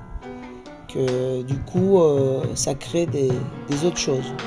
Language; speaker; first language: French; non-native, fluent; Spanish